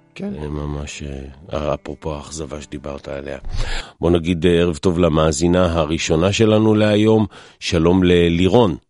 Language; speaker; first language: Hebrew; native; Hebrew